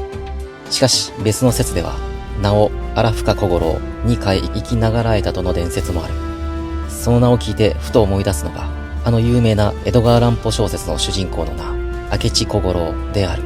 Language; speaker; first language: Japanese; native; Japanese